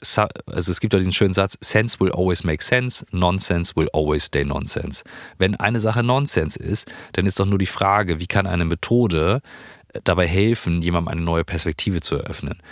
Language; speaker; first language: German; native; German